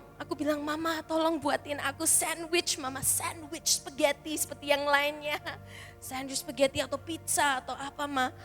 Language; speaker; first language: Indonesian; early bilingual, heritage; Indonesian